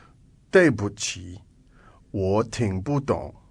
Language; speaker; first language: Chinese; non-native, learner; English